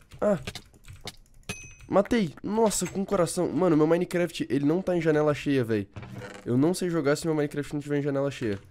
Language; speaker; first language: Portuguese; native; Portuguese